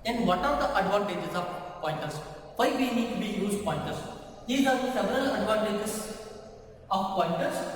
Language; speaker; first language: English; non-native, local second language; Kannada